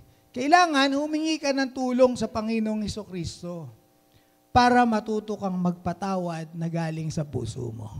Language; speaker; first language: Filipino; native; Filipino